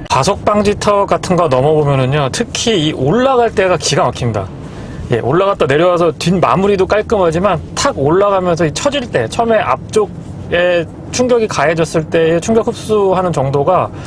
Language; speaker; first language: Korean; native; Korean